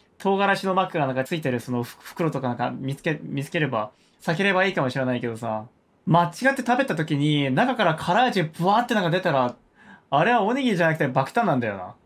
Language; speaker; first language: Japanese; non-native, fluent; Korean